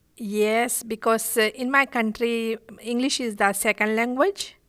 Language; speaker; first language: English; non-native, fluent; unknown